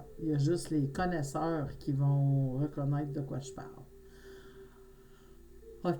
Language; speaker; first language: French; native; French